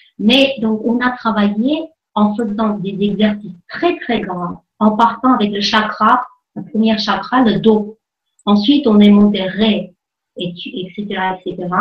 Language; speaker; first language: French; non-native, fluent; Armenian